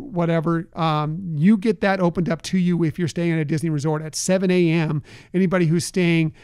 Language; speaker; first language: English; native; English